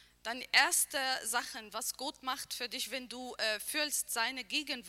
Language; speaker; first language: German; non-native, learner; Arabic